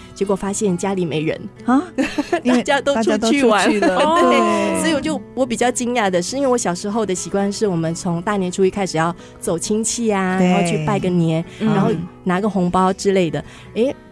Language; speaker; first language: Chinese; native; Chinese